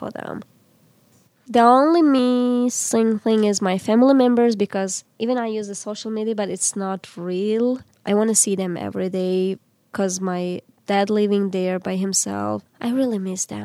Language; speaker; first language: English; non-native, fluent; Uzbek